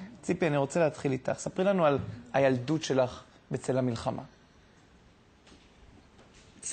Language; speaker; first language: Hebrew; native; Hebrew